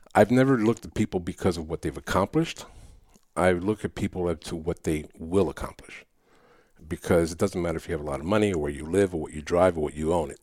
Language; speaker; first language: English; early bilingual, other home language; Spanish